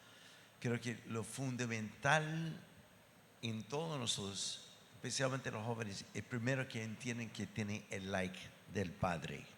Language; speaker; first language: Spanish; non-native, fluent; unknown